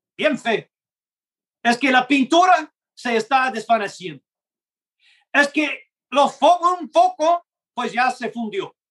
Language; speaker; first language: Spanish; non-native, fluent; English